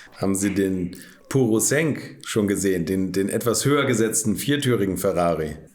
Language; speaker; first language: German; native; German